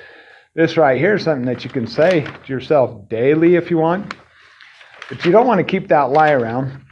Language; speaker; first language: English; native; English